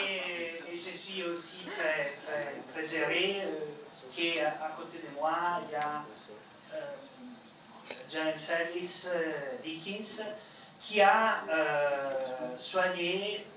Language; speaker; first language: French; non-native, fluent; Italian